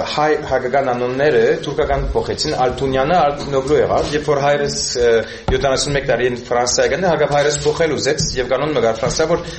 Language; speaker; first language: Armenian; early bilingual, heritage; Armenian